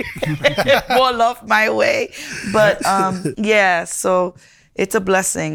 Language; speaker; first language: English; early bilingual, other home language; Spanish